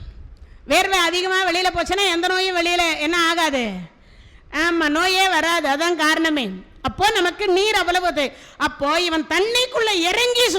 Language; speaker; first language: Tamil; native; Tamil